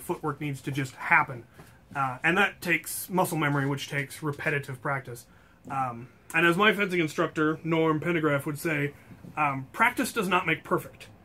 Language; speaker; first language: English; native; English